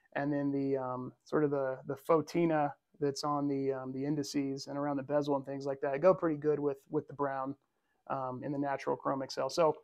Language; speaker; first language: English; native; English